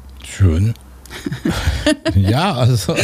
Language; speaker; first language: German; non-native, fluent; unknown